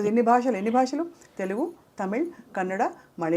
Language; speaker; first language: Telugu; native; Telugu